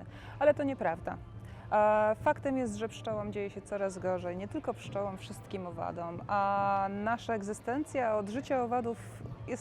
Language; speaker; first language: Polish; native; Polish